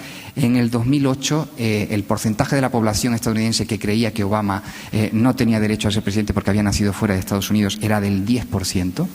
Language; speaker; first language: Spanish; native; Spanish